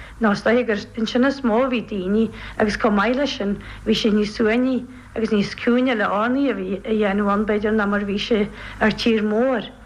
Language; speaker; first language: Irish; native; Irish